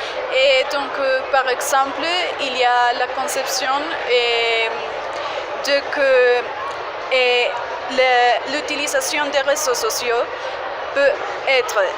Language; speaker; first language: French; non-native, fluent; Spanish